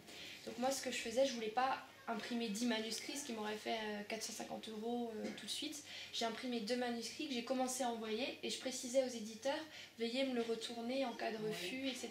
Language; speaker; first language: French; native; French